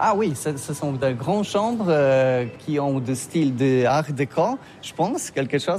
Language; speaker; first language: French; non-native, learner; Polish